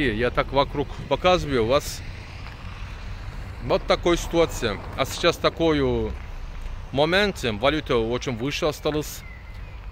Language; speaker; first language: Russian; non-native, learner; Turkish